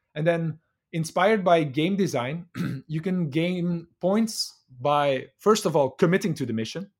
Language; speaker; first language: English; non-native, fluent; Dutch